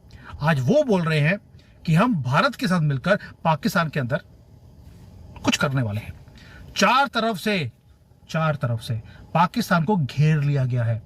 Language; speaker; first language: Hindi; native; Hindi